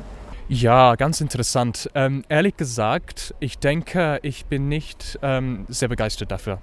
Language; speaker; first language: German; non-native, learner; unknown